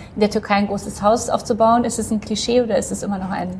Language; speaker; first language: German; early bilingual, other home language; Polish